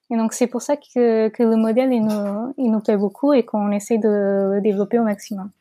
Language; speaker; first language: French; non-native, fluent; Portuguese